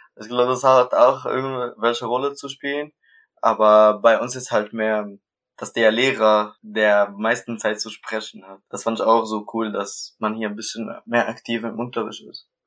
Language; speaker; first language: German; non-native, learner; Arabic